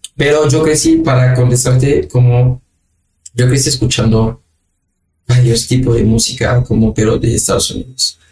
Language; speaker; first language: Spanish; non-native, fluent; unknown